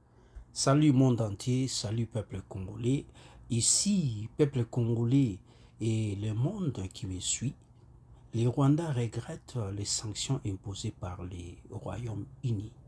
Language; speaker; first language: French; non-native, local second language; Kinyarwanda